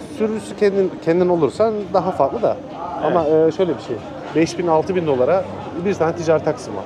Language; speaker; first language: Turkish; native; Turkish